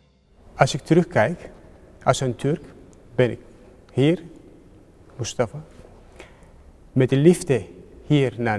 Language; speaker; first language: Dutch; non-native, fluent; Turkish